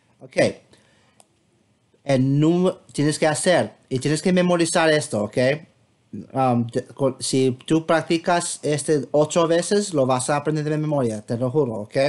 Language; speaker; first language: Spanish; non-native, fluent; English